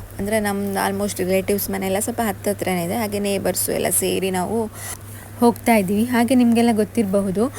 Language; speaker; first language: Kannada; non-native, local second language; Tulu